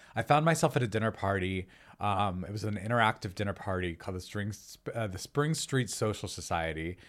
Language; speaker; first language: English; native; English